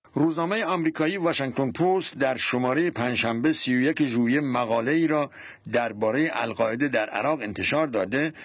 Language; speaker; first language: Persian; non-native, local second language; Central Kurdish